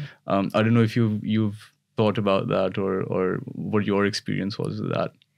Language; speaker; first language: English; non-native, local second language; Urdu